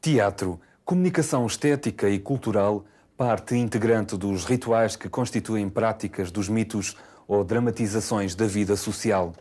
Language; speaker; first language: Portuguese; native; Portuguese